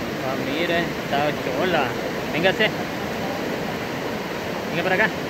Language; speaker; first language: Spanish; native; Spanish